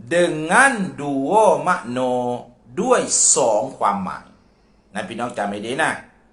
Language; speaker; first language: Thai; non-native, local second language; Malay